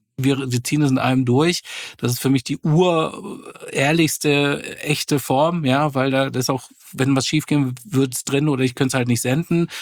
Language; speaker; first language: German; native; German